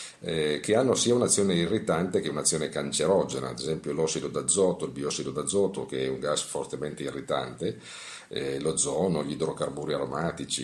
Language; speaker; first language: Italian; native; Italian